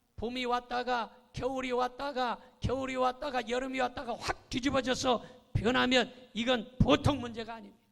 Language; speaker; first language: Korean; native; Korean